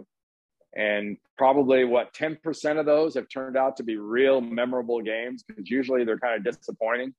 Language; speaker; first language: English; native; English